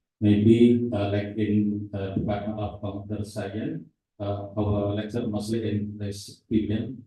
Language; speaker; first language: English; non-native, fluent; Indonesian